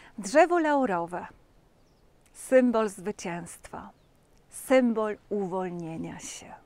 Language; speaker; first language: Polish; native; Polish